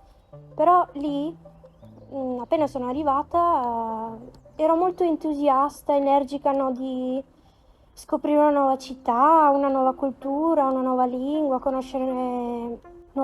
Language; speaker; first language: Italian; non-native, fluent; Macedonian